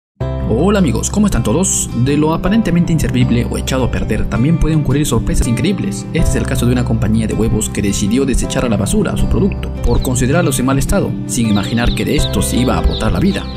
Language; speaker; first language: Spanish; native; Spanish